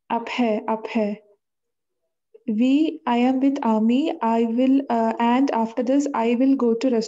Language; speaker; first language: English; non-native, learner; French